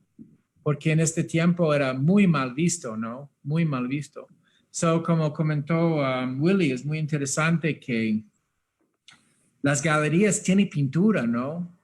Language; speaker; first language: Spanish; early bilingual, heritage; English